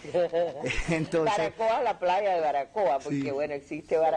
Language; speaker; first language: Spanish; native; Spanish